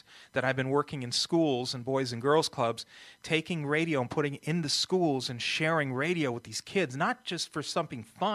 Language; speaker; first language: English; early bilingual, other home language; Italian